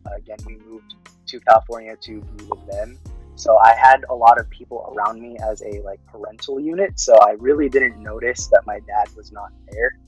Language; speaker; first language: English; early bilingual, other home language; Filipino